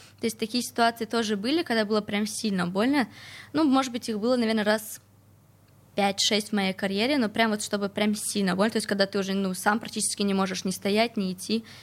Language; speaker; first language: Russian; native; Russian